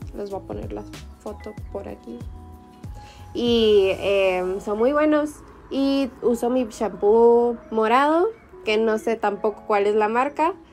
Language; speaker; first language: Spanish; early bilingual, heritage; Spanish